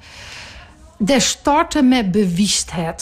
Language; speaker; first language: Norwegian; non-native, fluent; Dutch